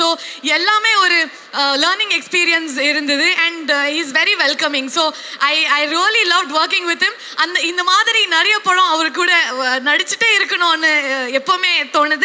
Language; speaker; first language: Tamil; non-native, local second language; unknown